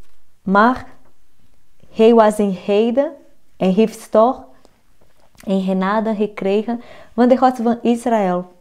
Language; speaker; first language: Dutch; non-native, fluent; Portuguese